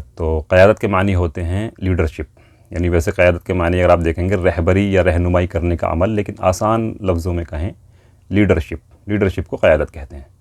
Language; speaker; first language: Urdu; native; Urdu